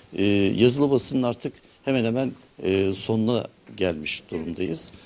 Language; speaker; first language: Turkish; native; Turkish